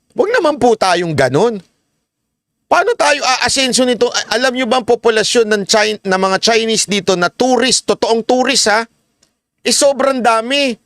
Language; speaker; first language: Filipino; native; Filipino